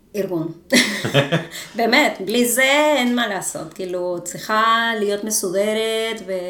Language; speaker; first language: Hebrew; non-native, fluent; Spanish